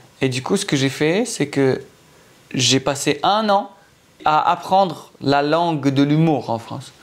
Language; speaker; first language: French; non-native, local second language; Arabic